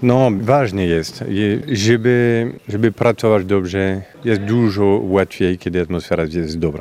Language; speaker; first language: Polish; non-native, fluent; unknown